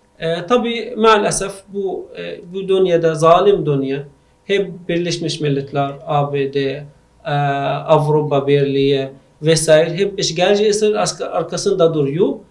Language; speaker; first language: Turkish; non-native, fluent; Arabic